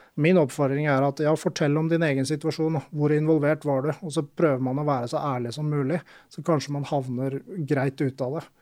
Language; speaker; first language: Norwegian; native; Norwegian